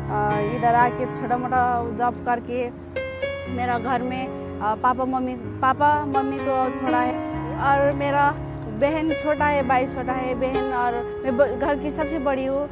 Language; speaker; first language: Hindi; non-native, learner; Nepali